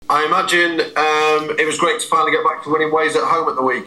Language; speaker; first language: English; native; English